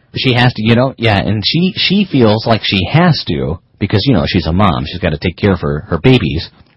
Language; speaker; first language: English; native; English